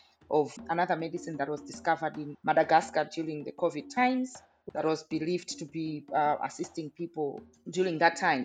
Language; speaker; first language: English; non-native, local second language; Nyanja